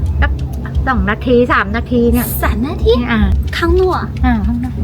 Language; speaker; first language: Thai; native; Thai